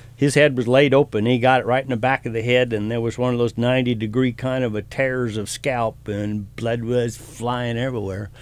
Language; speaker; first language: English; native; English